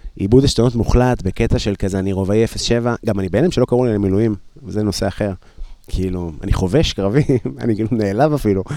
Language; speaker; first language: Hebrew; native; Hebrew